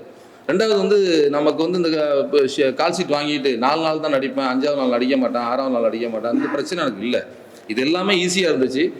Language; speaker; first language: Tamil; native; Tamil